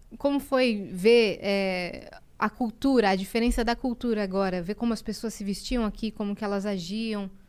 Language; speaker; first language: Portuguese; native; Portuguese